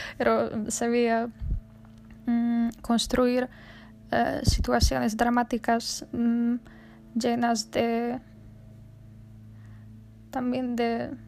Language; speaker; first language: Spanish; non-native, fluent; Polish